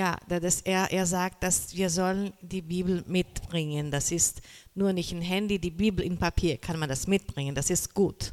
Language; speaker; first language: German; non-native, learner; Portuguese